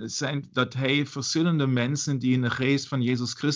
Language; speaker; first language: Dutch; non-native, learner; German